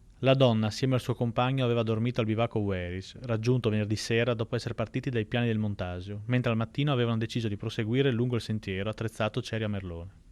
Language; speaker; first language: Italian; native; Italian